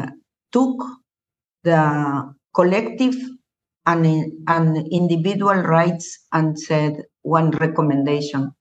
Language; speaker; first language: English; non-native, learner; Spanish